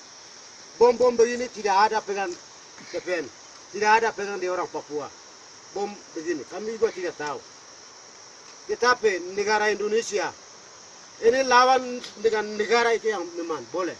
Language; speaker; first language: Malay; non-native, local second language; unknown